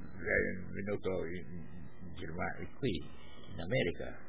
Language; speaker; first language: Italian; non-native, local second language; Friulian